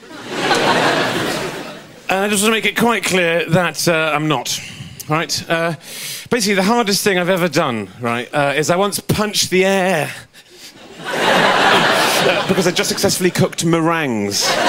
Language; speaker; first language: English; native; English